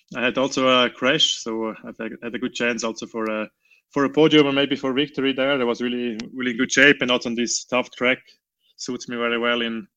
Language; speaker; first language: English; non-native, learner; Romansh